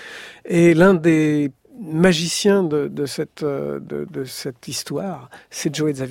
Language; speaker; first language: French; native; French